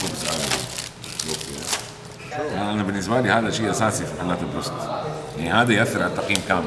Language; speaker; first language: Arabic; native; Arabic